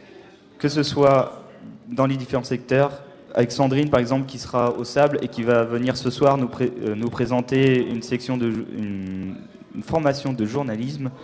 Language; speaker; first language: French; native; French